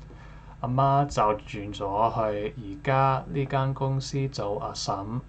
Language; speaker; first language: Cantonese; non-native, learner; English